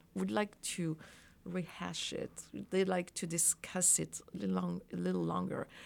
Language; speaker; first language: English; non-native, fluent; French